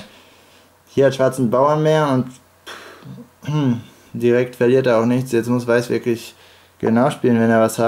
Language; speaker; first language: German; native; German